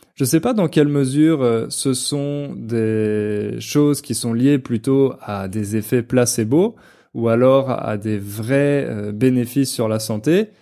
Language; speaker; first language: French; native; French